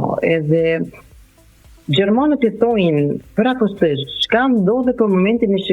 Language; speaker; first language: Albanian; non-native, learner; German